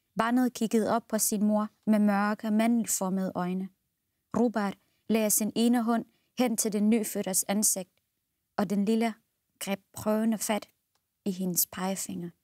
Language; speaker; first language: Danish; non-native, fluent; Central Kurdish